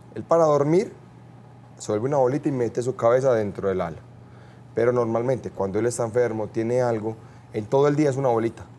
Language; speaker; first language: Spanish; native; Spanish